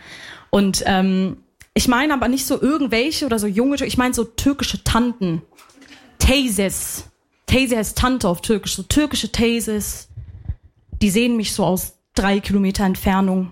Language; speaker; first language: German; early bilingual, other home language; Arabic